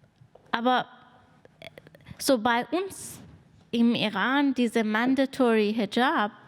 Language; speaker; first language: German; non-native, fluent; Persian